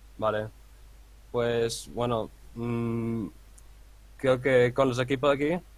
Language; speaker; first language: Spanish; non-native, fluent; Dutch